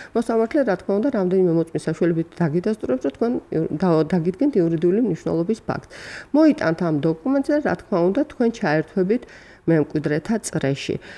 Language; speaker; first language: Georgian; native; Georgian